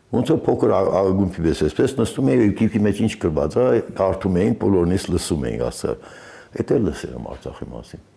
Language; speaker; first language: Armenian; early bilingual, heritage; Armenian